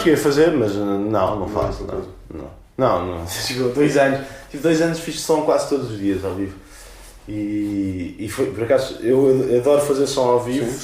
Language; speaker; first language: Portuguese; native; Portuguese